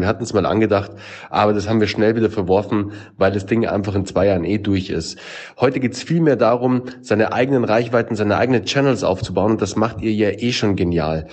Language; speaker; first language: German; native; German